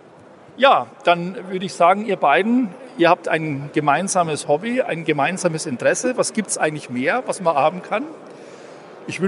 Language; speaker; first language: German; native; German